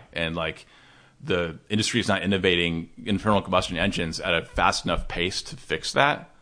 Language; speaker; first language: English; native; English